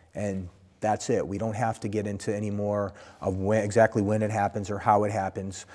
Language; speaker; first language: English; native; English